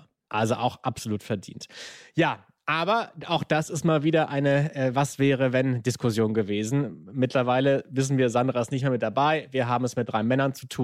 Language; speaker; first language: German; native; German